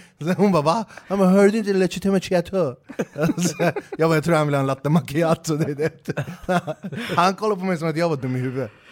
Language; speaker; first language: Swedish; early bilingual, other home language; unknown